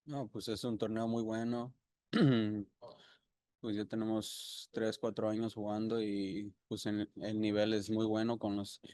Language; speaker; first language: Spanish; early bilingual, heritage; Spanish